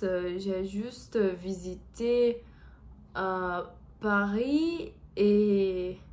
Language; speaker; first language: French; non-native, learner; Portuguese